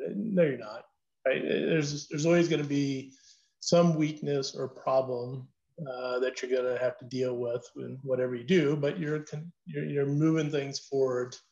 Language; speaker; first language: English; native; English